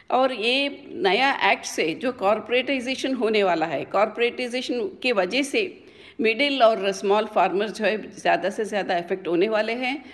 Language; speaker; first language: Hindi; non-native, local second language; Telugu